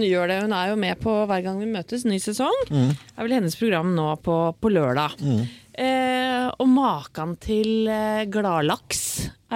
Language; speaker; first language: Norwegian; native; Norwegian